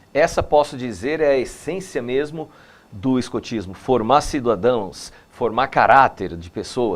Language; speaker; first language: Portuguese; native; Portuguese